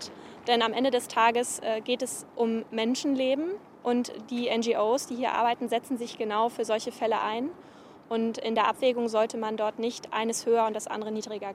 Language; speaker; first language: German; native; German